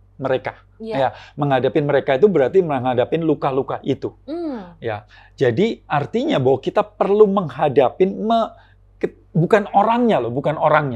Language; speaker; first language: Indonesian; native; Indonesian